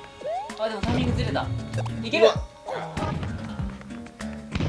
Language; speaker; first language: Japanese; native; Japanese